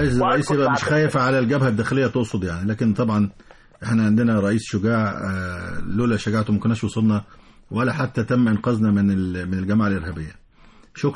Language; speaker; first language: Arabic; native; Arabic